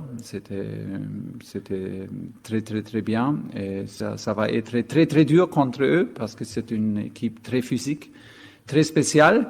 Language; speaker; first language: French; non-native, fluent; German